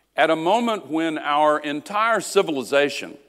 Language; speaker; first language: English; native; English